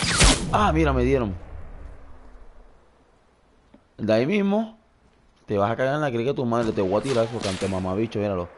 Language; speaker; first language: Spanish; native; Spanish